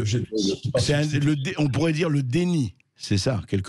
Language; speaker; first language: French; native; French